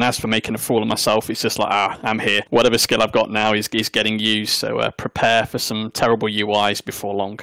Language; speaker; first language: English; native; English